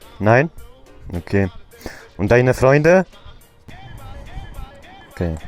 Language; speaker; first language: German; non-native, learner; Polish